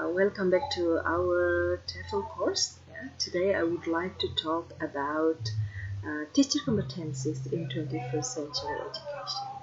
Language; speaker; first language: English; non-native, fluent; Indonesian